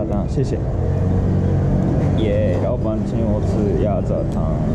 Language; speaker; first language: Chinese; non-native, learner; Japanese